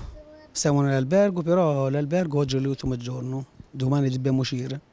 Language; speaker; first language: Italian; non-native, learner; Arabic